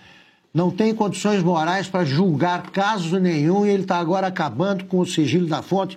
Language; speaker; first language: Portuguese; native; Portuguese